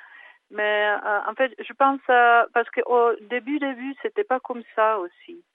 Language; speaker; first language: French; non-native, fluent; Czech